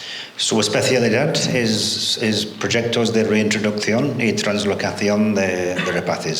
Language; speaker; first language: Spanish; non-native, fluent; English